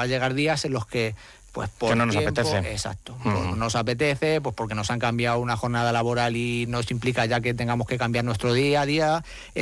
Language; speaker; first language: Spanish; native; Spanish